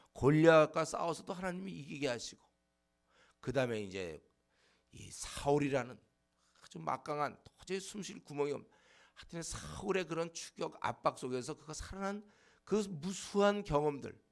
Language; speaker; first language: Korean; native; Korean